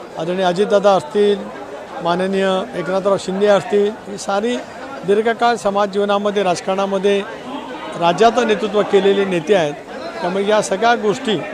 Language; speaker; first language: Marathi; native; Marathi